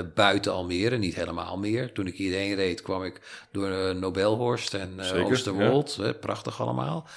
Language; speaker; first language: Dutch; native; Dutch